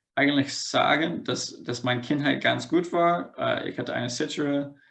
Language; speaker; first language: German; non-native, fluent; English